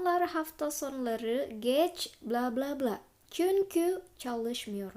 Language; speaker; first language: Turkish; non-native, fluent; Indonesian